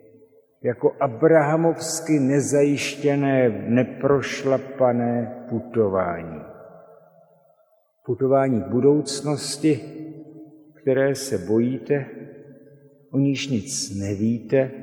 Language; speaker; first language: Czech; native; Czech